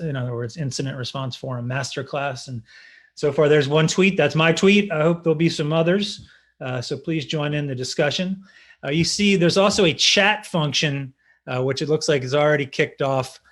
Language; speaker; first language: English; native; English